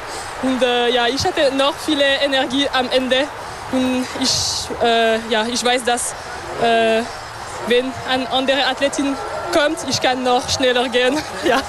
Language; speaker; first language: German; non-native, local second language; French